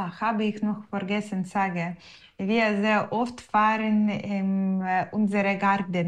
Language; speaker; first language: German; non-native, learner; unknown